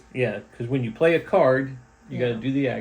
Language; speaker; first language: English; native; English